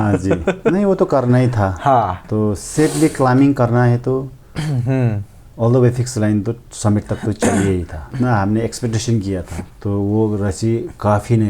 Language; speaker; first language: Hindi; non-native, fluent; Sherpa